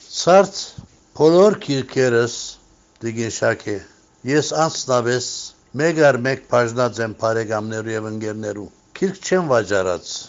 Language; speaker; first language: Armenian; native; Armenian